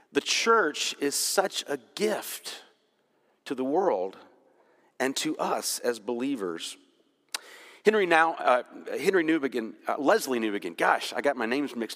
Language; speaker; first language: English; native; English